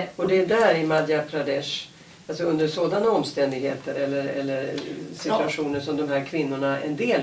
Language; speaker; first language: Swedish; native; Swedish